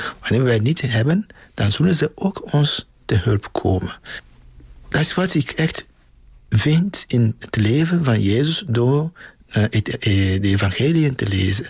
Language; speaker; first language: Dutch; non-native, fluent; Ewe